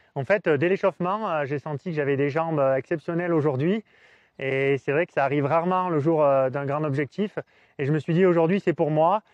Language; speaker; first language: French; native; French